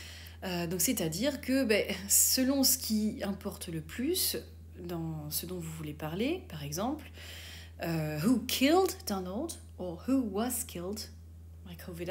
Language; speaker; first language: French; native; French